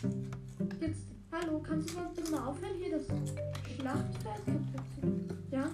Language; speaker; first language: German; native; German